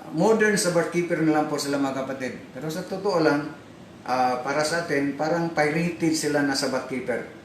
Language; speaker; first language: Filipino; non-native, local second language; Cebuano